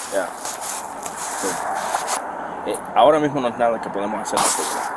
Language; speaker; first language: Spanish; early bilingual, other home language; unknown